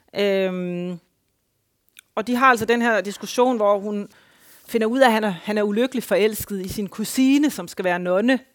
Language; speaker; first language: Danish; native; Danish